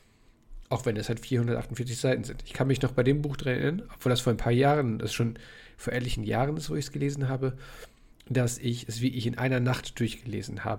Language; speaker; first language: German; native; German